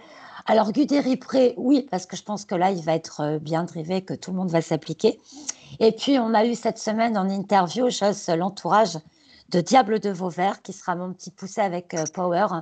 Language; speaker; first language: French; native; French